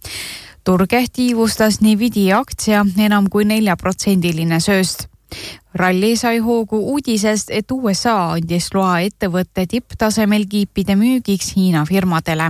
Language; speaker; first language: Estonian; native; Estonian